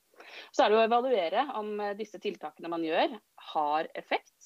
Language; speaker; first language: Norwegian; native; Norwegian